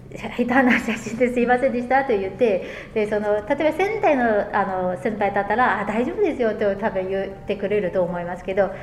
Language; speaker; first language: Japanese; non-native, fluent; Chinese